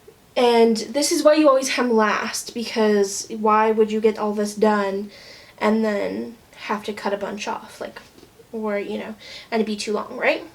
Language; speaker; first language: English; native; English